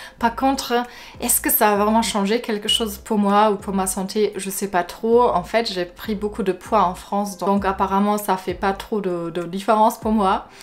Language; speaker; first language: French; non-native, fluent; German